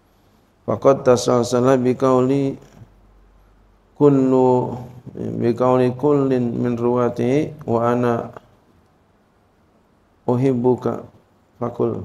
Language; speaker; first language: Arabic; non-native, fluent; Indonesian